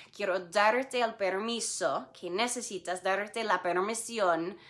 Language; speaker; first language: Spanish; non-native, fluent; English